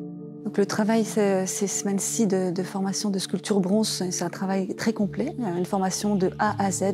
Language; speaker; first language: French; native; French